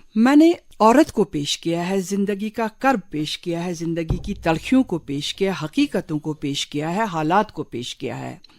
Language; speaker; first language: Urdu; non-native, local second language; Kashmiri